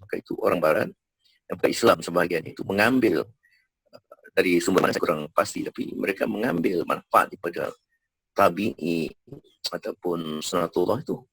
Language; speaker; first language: Malay; native; Malay